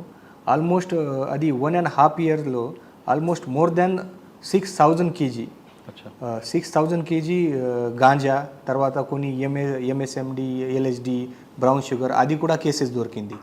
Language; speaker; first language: Telugu; non-native, learner; Marathi